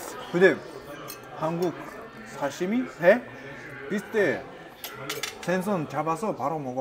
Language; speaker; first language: Korean; non-native, learner; Russian